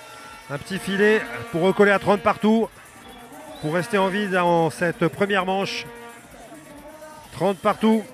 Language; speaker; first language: French; native; French